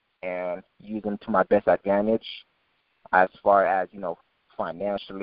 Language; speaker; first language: English; native; English